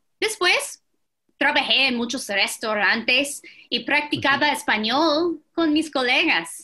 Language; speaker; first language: Spanish; non-native, fluent; English